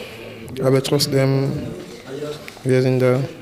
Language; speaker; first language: German; non-native, learner; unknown